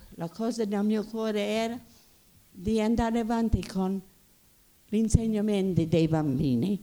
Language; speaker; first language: Italian; early bilingual, heritage; Italian